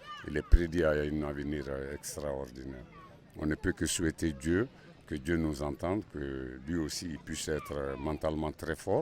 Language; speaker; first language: French; non-native, local second language; Bambara